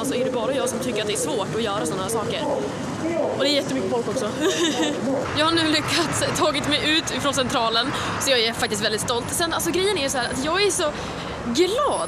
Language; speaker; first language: Swedish; native; Swedish